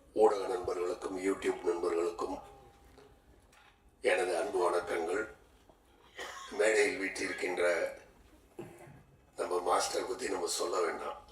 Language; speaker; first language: Tamil; native; Tamil